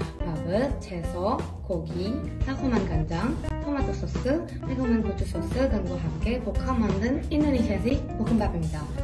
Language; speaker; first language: Korean; non-native, fluent; Indonesian